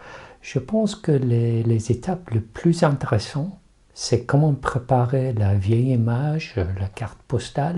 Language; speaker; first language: French; non-native, fluent; English